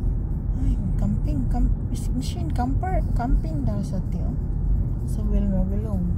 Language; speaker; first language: Dutch; non-native, learner; Filipino